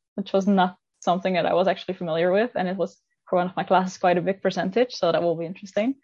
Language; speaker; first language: English; non-native, fluent; Dutch